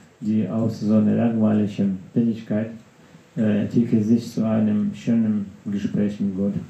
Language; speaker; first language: German; non-native, learner; Russian